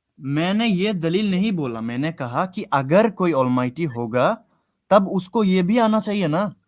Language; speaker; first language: Hindi; non-native, fluent; Bangla